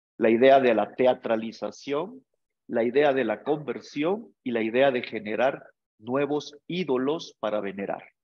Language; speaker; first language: Spanish; native; Spanish